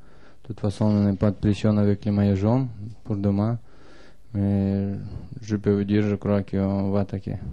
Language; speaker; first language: French; non-native, learner; Russian